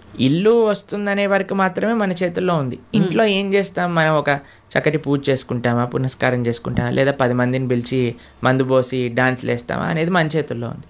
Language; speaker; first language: Telugu; native; Telugu